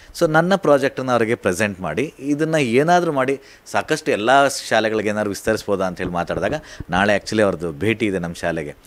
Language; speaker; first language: Kannada; native; Kannada